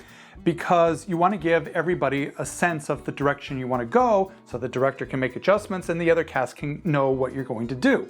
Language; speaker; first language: English; native; English